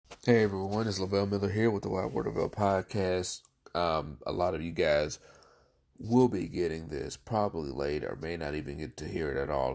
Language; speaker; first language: English; native; English